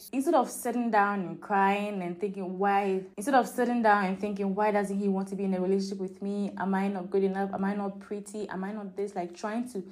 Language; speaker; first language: English; non-native, local second language; Akan